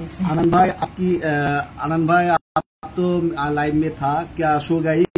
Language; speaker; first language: Hindi; non-native, learner; Bangla